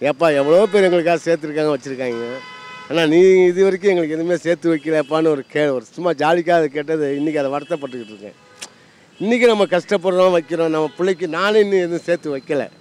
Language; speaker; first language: Tamil; native; Tamil